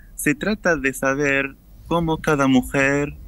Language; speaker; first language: Spanish; non-native, fluent; English